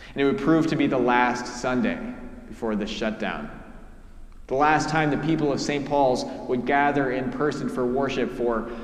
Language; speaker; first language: English; native; English